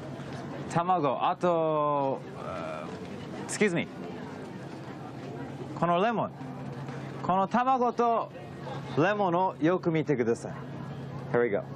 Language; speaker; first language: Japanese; early bilingual, heritage; English